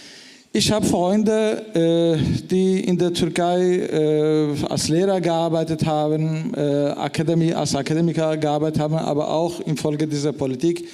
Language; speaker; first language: German; non-native, fluent; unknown